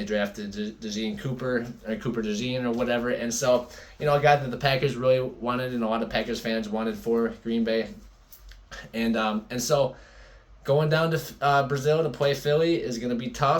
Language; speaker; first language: English; native; English